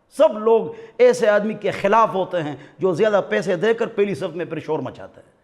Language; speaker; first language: Urdu; non-native, local second language; Pashto